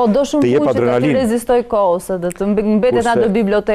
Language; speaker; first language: Albanian; native; Albanian